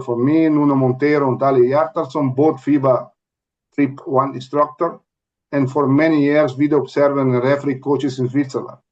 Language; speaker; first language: English; non-native, learner; Italian